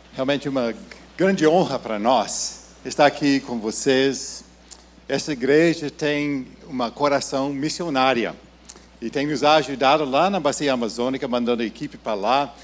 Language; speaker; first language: Portuguese; non-native, fluent; English